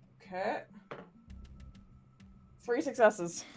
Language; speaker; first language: English; native; English